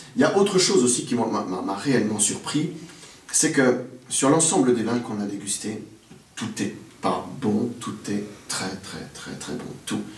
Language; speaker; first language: French; native; French